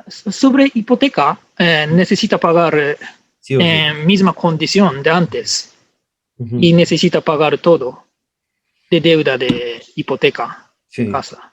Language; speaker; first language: Spanish; non-native, learner; Japanese